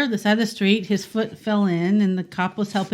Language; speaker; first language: English; native; English